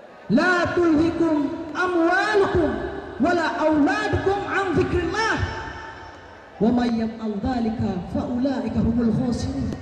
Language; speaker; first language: Arabic; non-native, learner; Achinese